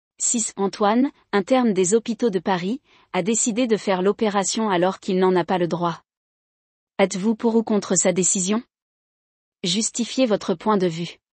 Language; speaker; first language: French; non-native, local second language; Arabic